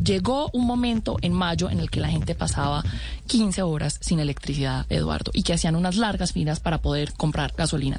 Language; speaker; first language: Spanish; native; Spanish